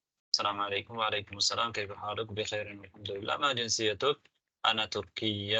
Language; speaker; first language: Arabic; non-native, fluent; Tamil